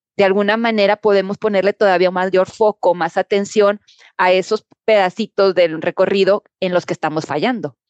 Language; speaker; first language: Spanish; native; Spanish